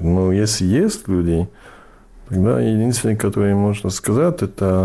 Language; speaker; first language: Russian; non-native, fluent; English